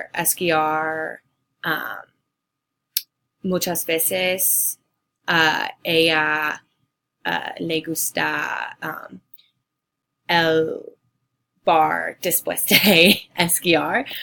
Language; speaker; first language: Spanish; non-native, learner; English